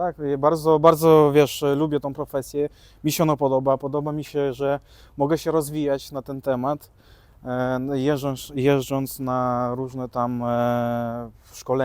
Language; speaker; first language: Polish; early bilingual, other home language; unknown